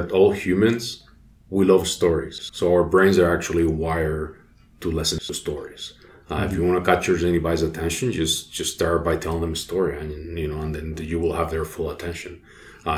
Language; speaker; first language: English; non-native, fluent; Spanish